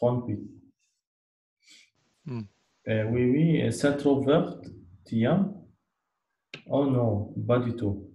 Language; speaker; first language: French; non-native, learner; Arabic